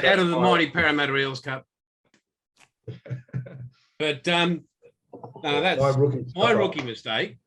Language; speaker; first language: English; native; English